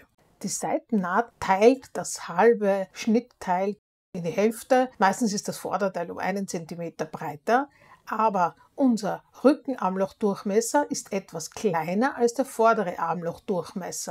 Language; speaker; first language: German; native; German